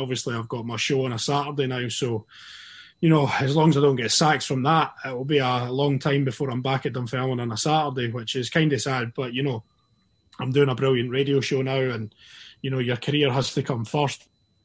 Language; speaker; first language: English; native; English